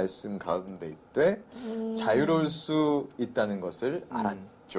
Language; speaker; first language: Korean; native; Korean